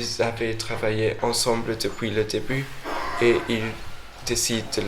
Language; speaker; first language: French; non-native, fluent; English